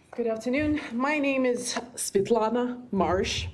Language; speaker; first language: English; non-native, fluent; Ukrainian